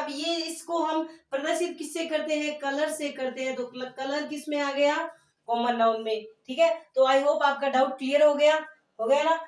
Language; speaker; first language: Hindi; native; Hindi